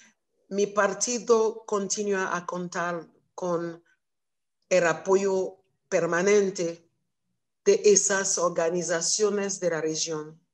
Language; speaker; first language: Spanish; non-native, learner; Haitian Creole